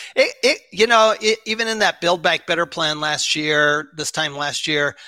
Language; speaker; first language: English; native; English